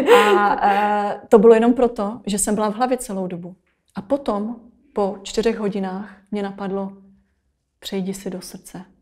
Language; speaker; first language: Czech; native; Czech